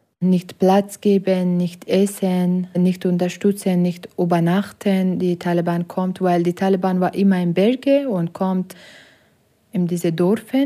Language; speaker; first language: German; non-native, learner; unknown